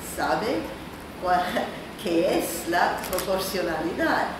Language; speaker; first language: Spanish; non-native, learner; English